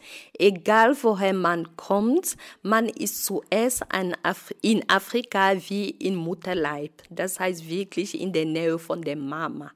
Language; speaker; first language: German; non-native, fluent; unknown